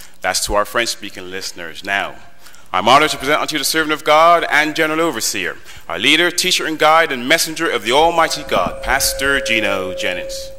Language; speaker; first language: English; native; English